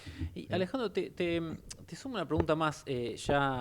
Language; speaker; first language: Spanish; native; Spanish